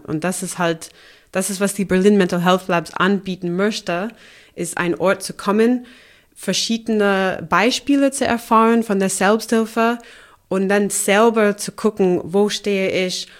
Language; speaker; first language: German; non-native, fluent; English